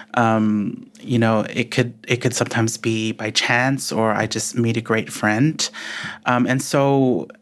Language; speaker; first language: English; early bilingual, other home language; Filipino